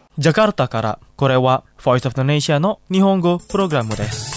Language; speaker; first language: Japanese; non-native, fluent; Indonesian